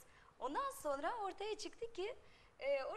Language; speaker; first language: Turkish; non-native, fluent; Russian